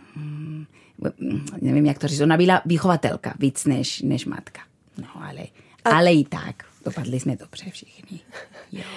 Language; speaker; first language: Czech; non-native, fluent; Spanish